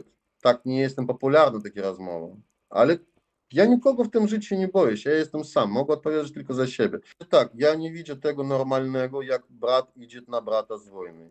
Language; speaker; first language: Polish; non-native, learner; Russian